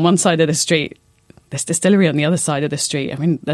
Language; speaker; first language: English; native; English